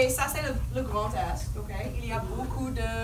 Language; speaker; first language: French; non-native, fluent; English